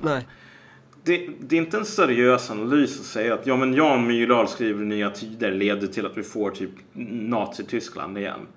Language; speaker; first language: Swedish; native; Swedish